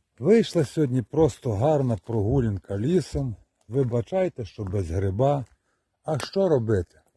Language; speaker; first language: Ukrainian; native; Ukrainian